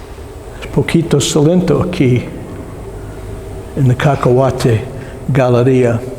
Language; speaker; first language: Spanish; non-native, learner; English